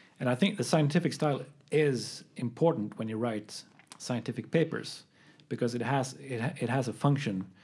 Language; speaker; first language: English; non-native, fluent; Swedish